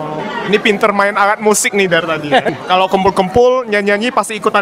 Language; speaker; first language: Indonesian; native; Indonesian